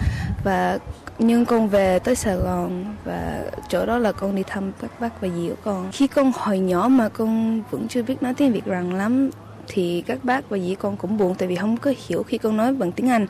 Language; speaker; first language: Vietnamese; early bilingual, heritage; English